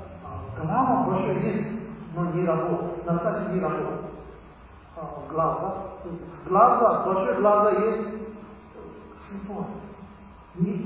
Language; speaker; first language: Russian; non-native, learner; Tibetan